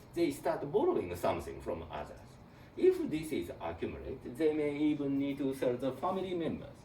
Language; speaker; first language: English; non-native, learner; Japanese